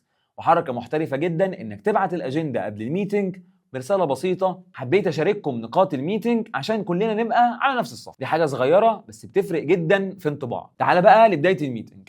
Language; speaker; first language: Arabic; native; Arabic